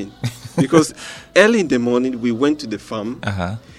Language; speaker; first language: English; non-native, local second language; Ewe